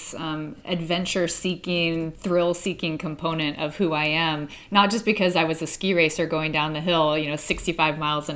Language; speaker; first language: English; native; English